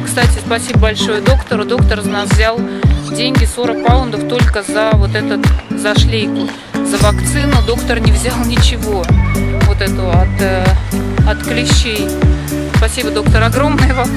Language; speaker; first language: Russian; native; Russian